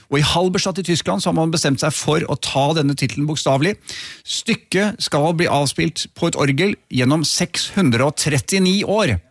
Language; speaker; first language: Norwegian; native; Norwegian